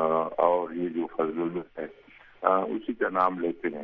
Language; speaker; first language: Urdu; native; Urdu